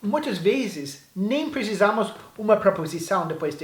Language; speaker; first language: Portuguese; non-native, fluent; English